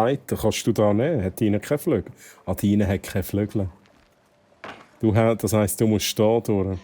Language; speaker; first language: German; native; German